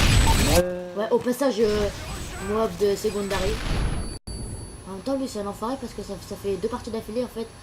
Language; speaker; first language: French; native; French